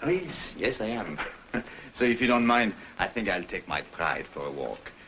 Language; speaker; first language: English; non-native, fluent; French